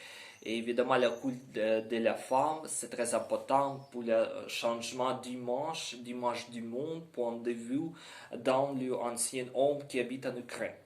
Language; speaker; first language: French; non-native, learner; Ukrainian